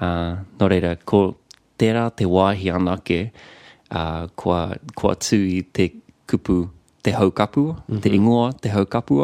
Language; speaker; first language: Māori; non-native, local second language; English